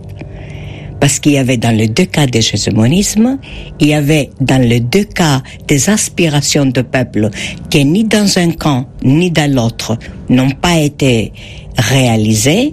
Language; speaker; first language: French; non-native, fluent; Greek